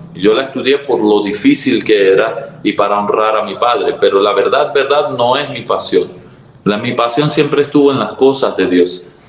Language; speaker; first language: Spanish; early bilingual, other home language; Arabic